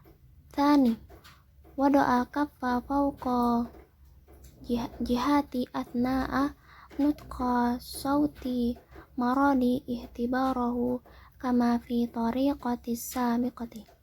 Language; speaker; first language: Arabic; non-native, learner; Indonesian